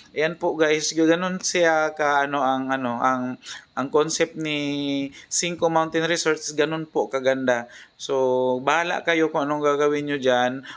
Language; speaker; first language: Filipino; non-native, local second language; Cebuano